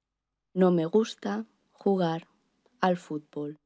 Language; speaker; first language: Spanish; non-native, learner; English